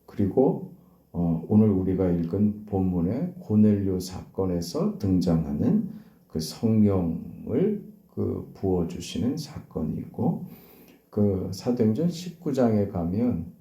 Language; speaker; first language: Korean; native; Korean